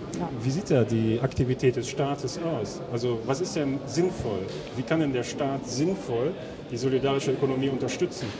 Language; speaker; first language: German; native; German